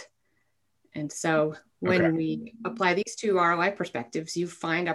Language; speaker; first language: English; native; English